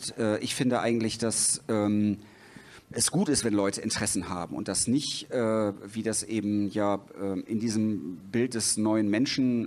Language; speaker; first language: German; native; German